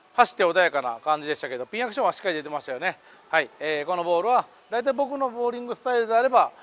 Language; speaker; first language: Japanese; native; Japanese